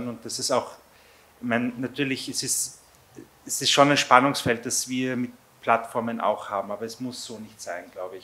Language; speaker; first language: German; native; German